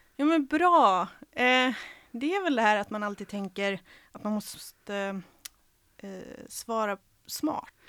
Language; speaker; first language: Swedish; early bilingual, other home language; Serbian